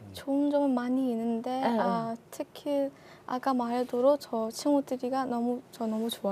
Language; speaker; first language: Korean; non-native, learner; Burmese